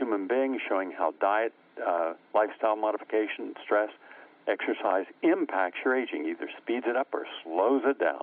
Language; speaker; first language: English; native; English